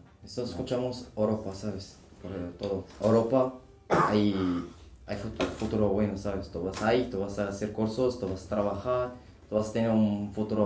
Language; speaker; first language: Spanish; non-native, learner; Arabic